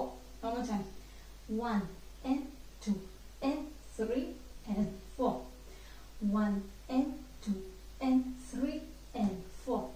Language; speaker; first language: English; non-native, fluent; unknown